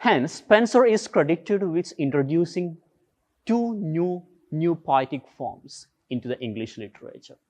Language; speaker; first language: English; non-native, local second language; Malayalam